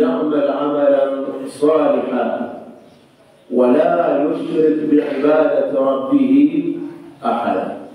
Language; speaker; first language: Arabic; non-native, fluent; Swahili